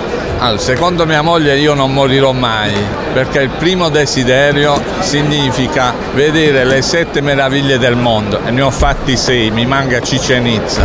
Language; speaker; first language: Italian; native; Italian